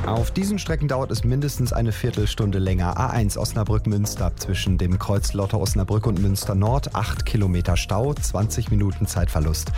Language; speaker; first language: German; native; German